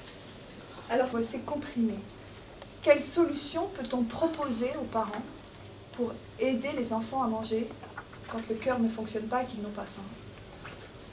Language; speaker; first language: French; native; French